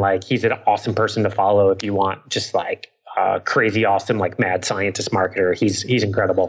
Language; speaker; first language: English; native; English